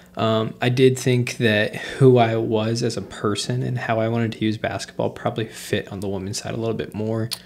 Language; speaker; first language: English; native; English